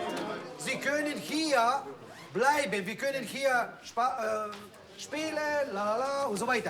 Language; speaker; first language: German; non-native, learner; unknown